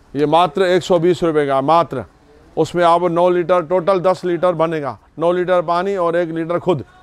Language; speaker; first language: Hindi; native; Hindi